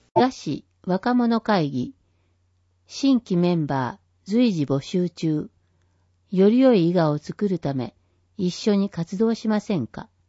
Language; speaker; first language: Japanese; native; Japanese